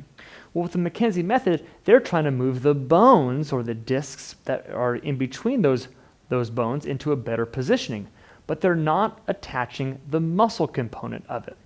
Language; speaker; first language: English; native; English